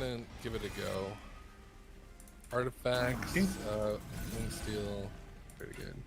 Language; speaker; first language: English; native; English